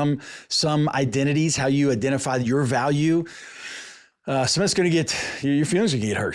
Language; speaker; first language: English; native; English